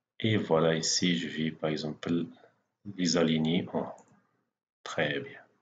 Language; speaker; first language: French; non-native, local second language; Arabic